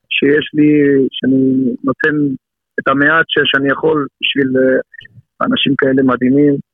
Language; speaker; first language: Hebrew; native; Hebrew